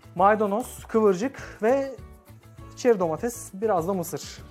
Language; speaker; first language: Turkish; native; Turkish